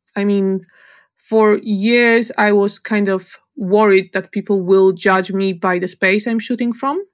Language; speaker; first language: English; non-native, fluent; Polish